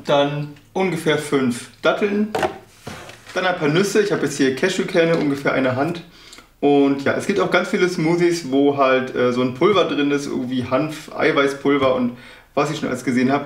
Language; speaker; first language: German; native; German